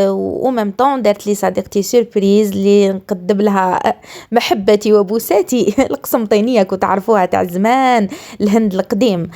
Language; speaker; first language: Arabic; native; Arabic